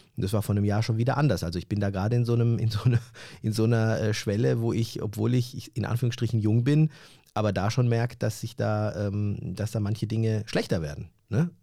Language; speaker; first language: German; early bilingual, other home language; Turkish